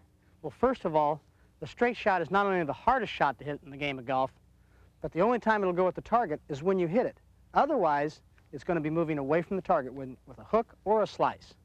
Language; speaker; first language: English; native; English